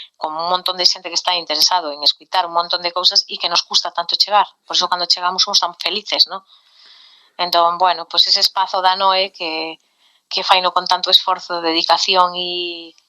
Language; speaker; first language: Galician; native; Galician